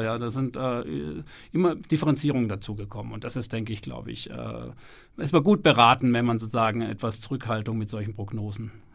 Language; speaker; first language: German; native; German